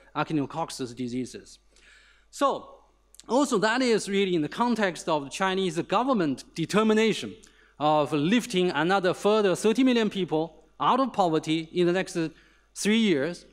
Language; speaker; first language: English; non-native, fluent; Chinese